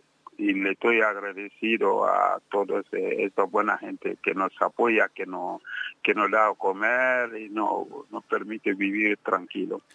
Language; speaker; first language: Spanish; non-native, fluent; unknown